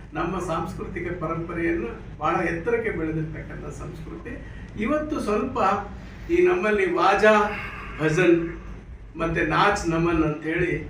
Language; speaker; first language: Kannada; non-native, local second language; Lambadi